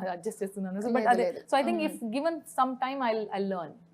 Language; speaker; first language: Telugu; non-native, local second language; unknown